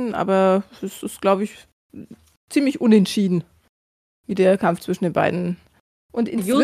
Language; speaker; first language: German; native; German